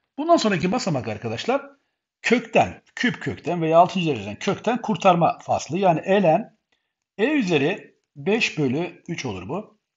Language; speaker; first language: Turkish; native; Turkish